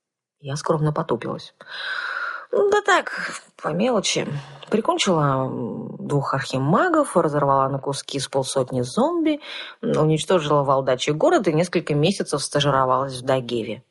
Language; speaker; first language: Russian; native; Russian